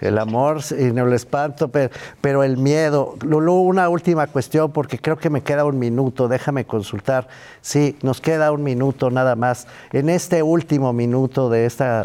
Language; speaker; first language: Spanish; native; Spanish